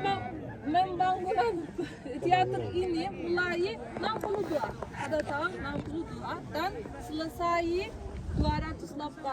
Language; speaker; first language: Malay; non-native, fluent; Turkish